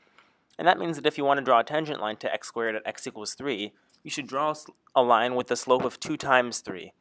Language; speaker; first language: English; native; English